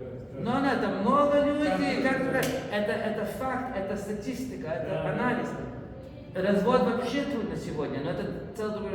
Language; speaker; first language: Russian; early bilingual, heritage; Russian